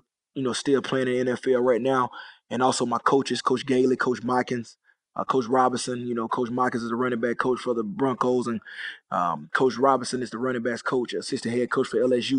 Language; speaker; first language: English; native; English